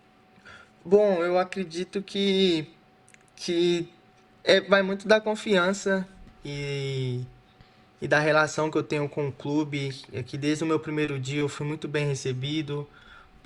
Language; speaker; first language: Portuguese; native; Portuguese